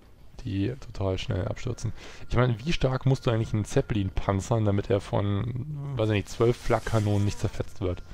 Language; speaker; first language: German; native; German